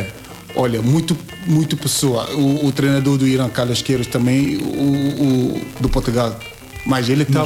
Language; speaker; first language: Portuguese; non-native, learner; Yoruba